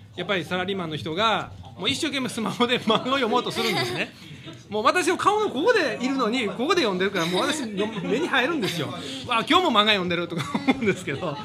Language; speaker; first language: Japanese; native; Japanese